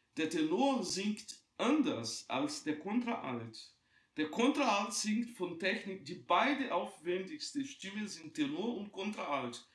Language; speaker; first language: German; non-native, fluent; Portuguese